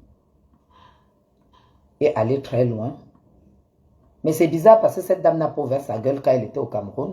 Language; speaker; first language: French; native; French